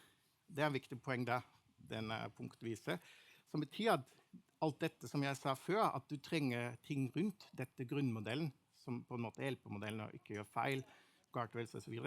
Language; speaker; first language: Norwegian; non-native, fluent; German